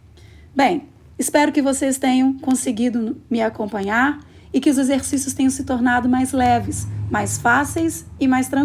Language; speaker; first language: Portuguese; native; Portuguese